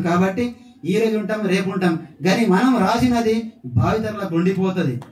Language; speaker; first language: Telugu; non-native, local second language; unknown